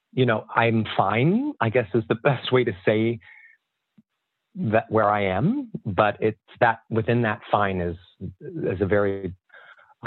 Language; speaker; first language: English; native; English